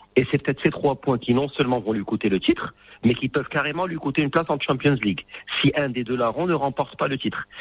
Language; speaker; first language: French; non-native, local second language; Arabic